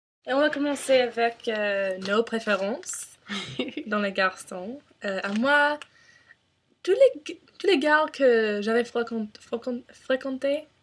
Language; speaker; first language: French; non-native, learner; English